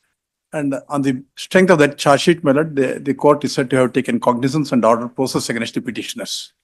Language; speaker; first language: English; non-native, local second language; Kannada